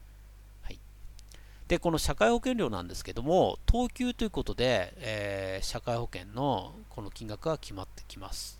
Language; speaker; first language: Japanese; native; Japanese